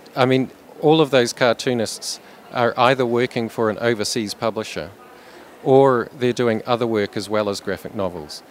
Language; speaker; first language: English; native; English